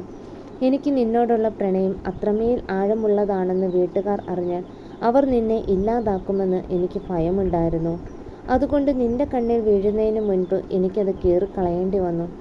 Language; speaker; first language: Malayalam; native; Malayalam